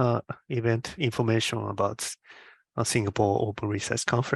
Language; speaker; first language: English; non-native, learner; Japanese